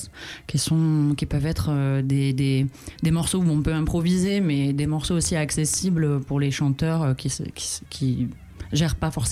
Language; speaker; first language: French; native; French